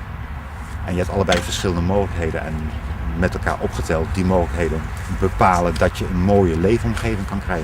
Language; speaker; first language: Dutch; native; Dutch